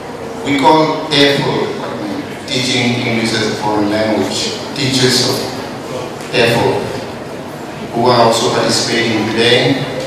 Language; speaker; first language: English; non-native, fluent; Indonesian